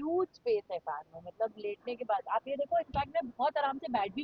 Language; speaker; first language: Hindi; native; Hindi